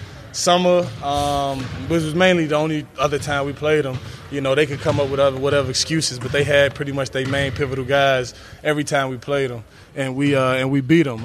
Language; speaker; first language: English; native; English